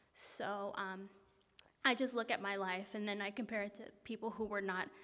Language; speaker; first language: English; native; English